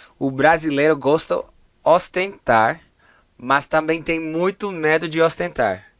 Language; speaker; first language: Portuguese; non-native, fluent; English